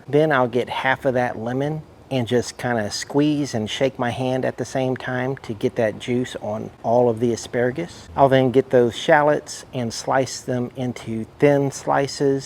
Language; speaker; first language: English; native; English